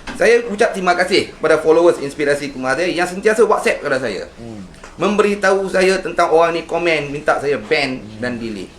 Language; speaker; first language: Malay; native; Malay